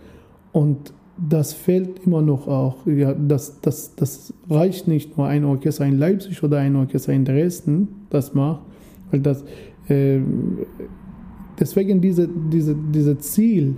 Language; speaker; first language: German; non-native, learner; Persian